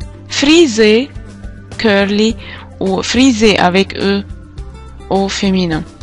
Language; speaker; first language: French; non-native, fluent; Arabic